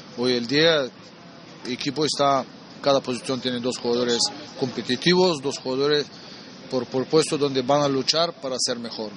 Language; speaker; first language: Spanish; non-native, fluent; Bulgarian